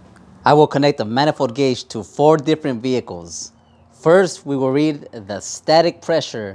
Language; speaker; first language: English; native; English